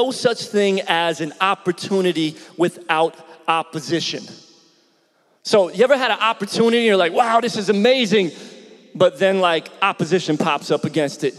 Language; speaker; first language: English; native; English